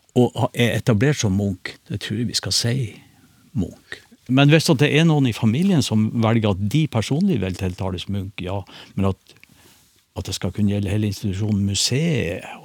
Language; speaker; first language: Norwegian; native; Norwegian